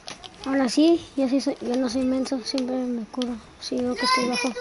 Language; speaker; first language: Spanish; native; Spanish